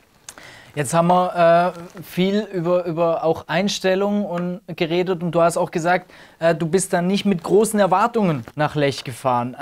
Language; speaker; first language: German; native; German